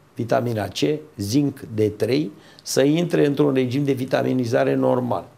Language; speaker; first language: Romanian; native; Romanian